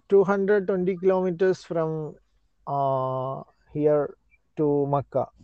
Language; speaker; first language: English; non-native, learner; Malayalam